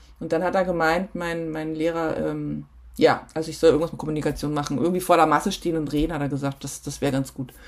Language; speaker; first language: German; native; German